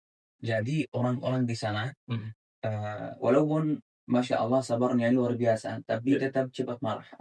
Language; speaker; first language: Indonesian; non-native, fluent; Arabic